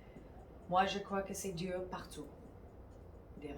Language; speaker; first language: French; non-native, fluent; English